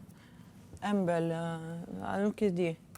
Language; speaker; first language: Albanian; non-native, learner; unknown